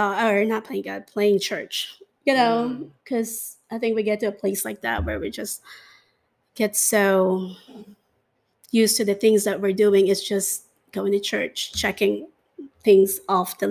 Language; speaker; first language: English; non-native, local second language; Filipino